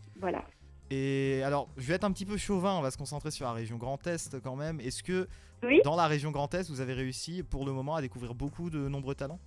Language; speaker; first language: French; native; French